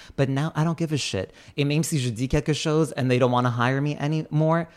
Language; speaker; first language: English; native; English